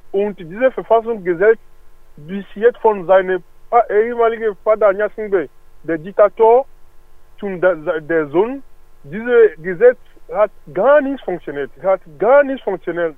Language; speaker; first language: German; non-native, learner; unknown